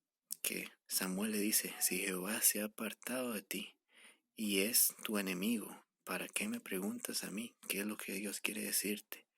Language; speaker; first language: Spanish; native; Spanish